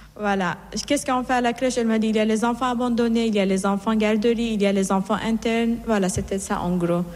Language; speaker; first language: French; non-native, fluent; Persian